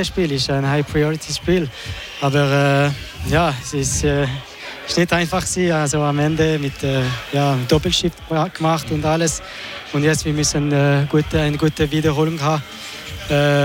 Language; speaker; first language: German; non-native, local second language; French